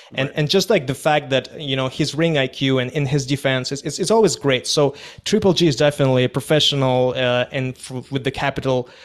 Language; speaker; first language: English; non-native, fluent; Russian